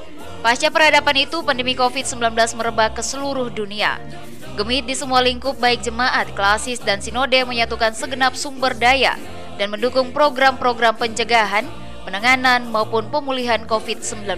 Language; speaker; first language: Indonesian; native; Indonesian